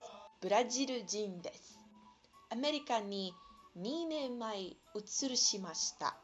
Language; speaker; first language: Japanese; non-native, learner; Portuguese